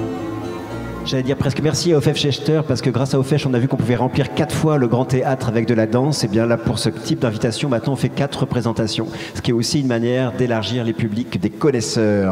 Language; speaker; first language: French; native; French